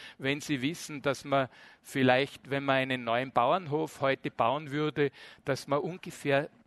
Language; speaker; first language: German; native; German